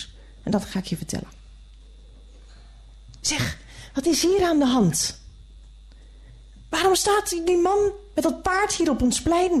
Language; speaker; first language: Dutch; native; Dutch